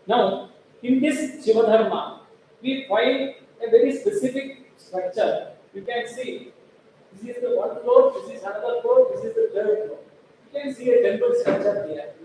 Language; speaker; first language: English; non-native, local second language; Malayalam